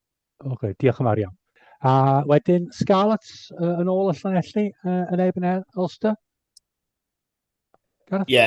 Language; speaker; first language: Welsh; non-native, fluent; English